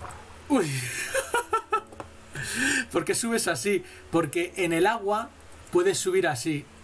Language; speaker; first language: Spanish; native; Spanish